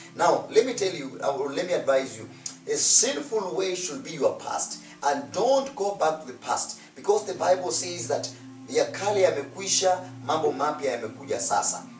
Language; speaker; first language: English; non-native, local second language; Swahili